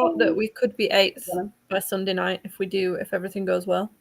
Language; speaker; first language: English; native; English